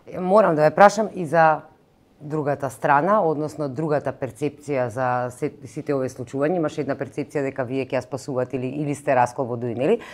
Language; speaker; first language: Macedonian; native; Macedonian